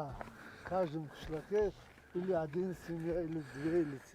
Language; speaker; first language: Russian; non-native, local second language; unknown